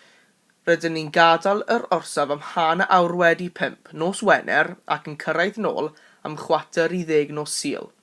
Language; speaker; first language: Welsh; non-native, local second language; English